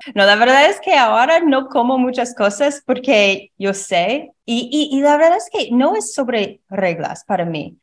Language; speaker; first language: Spanish; non-native, learner; English